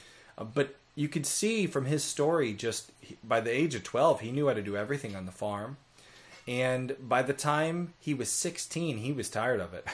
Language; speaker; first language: English; native; English